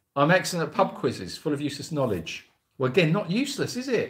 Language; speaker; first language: English; native; English